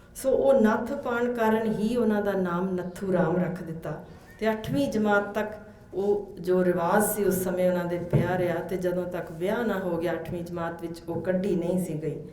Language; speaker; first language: Punjabi; native; Punjabi